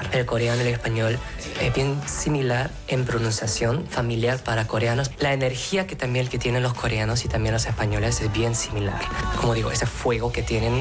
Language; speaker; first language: Spanish; non-native, fluent; Korean